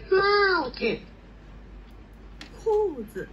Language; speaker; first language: Chinese; non-native, learner; Thai